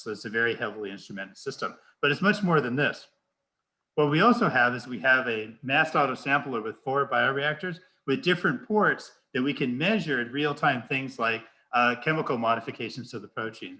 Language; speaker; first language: English; native; English